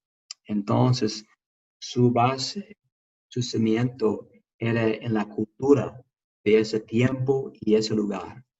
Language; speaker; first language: Spanish; non-native, fluent; English